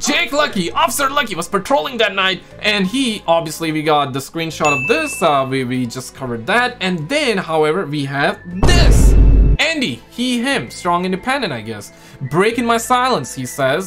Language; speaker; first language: English; native; English